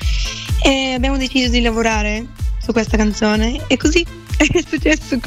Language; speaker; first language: Italian; non-native, fluent; Bulgarian